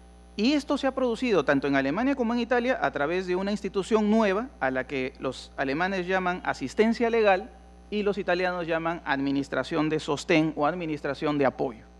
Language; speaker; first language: Spanish; native; Spanish